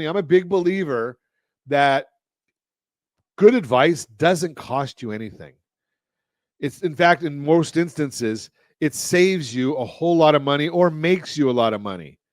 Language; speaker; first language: English; native; English